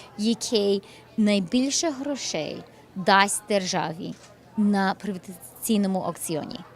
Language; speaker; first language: Ukrainian; early bilingual, heritage; English